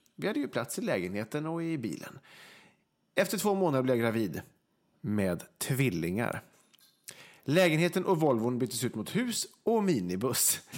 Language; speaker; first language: Swedish; native; Swedish